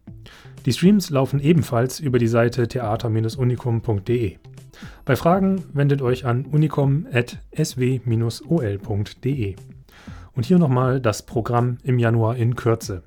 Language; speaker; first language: German; native; German